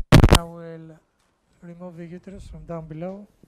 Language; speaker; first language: English; non-native, fluent; Greek